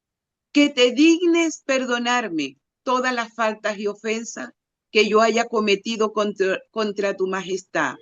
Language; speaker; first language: Spanish; native; Spanish